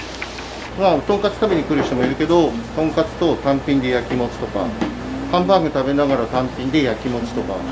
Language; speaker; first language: Japanese; native; Japanese